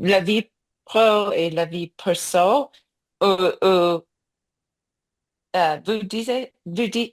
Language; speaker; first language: French; non-native, learner; English